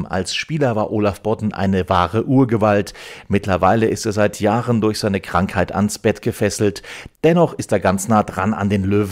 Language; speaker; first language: German; native; German